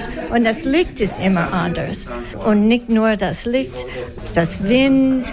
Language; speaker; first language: German; non-native, learner; English